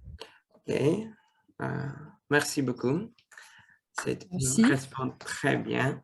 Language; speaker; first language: French; non-native, fluent; Russian